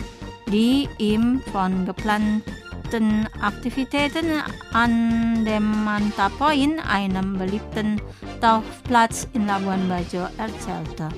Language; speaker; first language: German; non-native, fluent; Indonesian